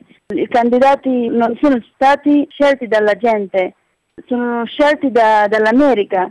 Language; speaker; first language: Italian; non-native, fluent; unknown